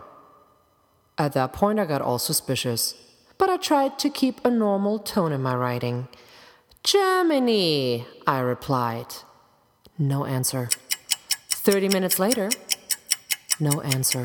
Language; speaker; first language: English; non-native, fluent; German